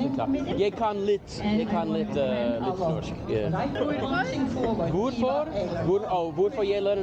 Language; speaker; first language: Norwegian; non-native, learner; English